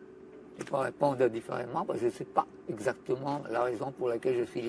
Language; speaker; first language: French; non-native, fluent; Italian